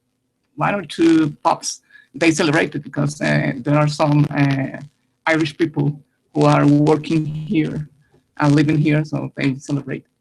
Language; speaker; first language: English; non-native, learner; Spanish